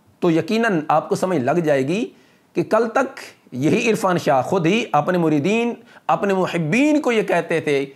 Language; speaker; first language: Urdu; non-native, local second language; Punjabi